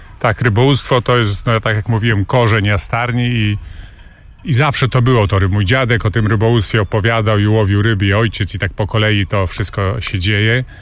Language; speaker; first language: Polish; non-native, local second language; Kashubian